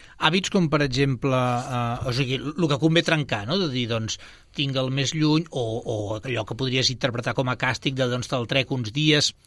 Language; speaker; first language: Catalan; native; Catalan